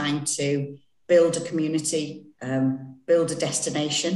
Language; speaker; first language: English; native; English